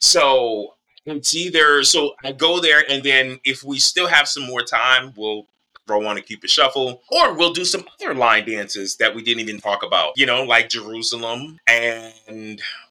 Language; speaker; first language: English; native; English